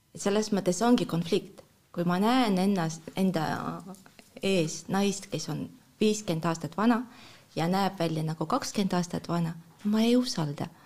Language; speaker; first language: Estonian; non-native, fluent; Russian